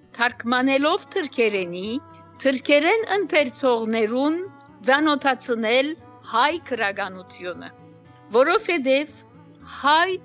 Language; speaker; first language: Armenian; native; Armenian